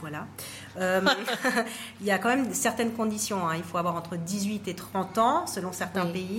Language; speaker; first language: French; native; French